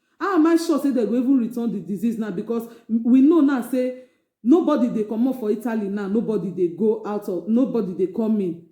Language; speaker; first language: Nigerian Pidgin; native; Nigerian Pidgin